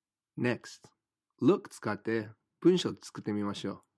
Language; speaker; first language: Japanese; non-native, fluent; English